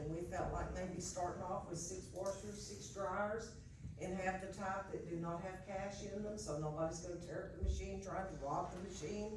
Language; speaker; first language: English; native; English